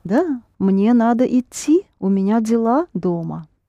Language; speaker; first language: Russian; native; Russian